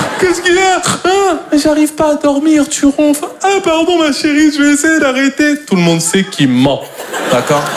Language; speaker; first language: French; native; French